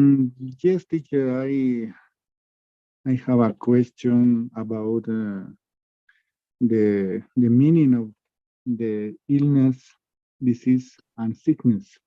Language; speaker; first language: English; non-native, learner; Spanish